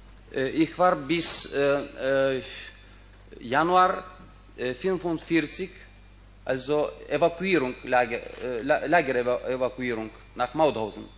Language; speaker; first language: German; non-native, fluent; Ukrainian